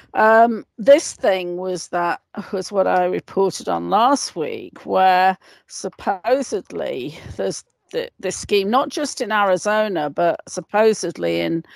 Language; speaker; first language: English; native; English